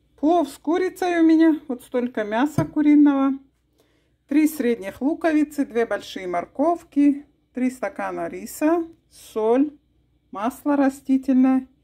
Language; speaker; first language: Russian; non-native, local second language; Avaric